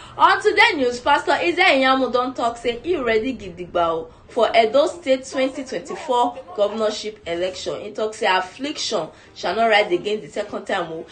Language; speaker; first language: Nigerian Pidgin; native; Nigerian Pidgin